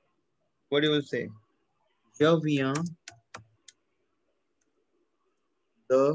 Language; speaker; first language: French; non-native, fluent; Hindi